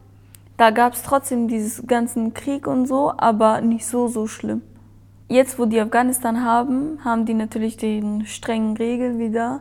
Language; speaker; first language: German; early bilingual, other home language; Persian